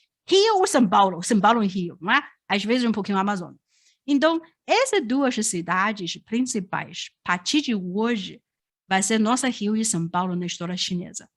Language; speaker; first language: Portuguese; non-native, fluent; Chinese